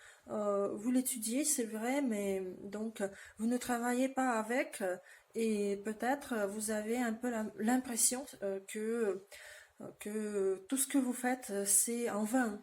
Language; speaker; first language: French; non-native, fluent; Russian